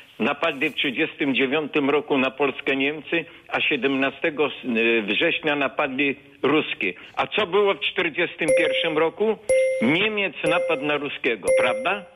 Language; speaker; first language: Polish; native; Polish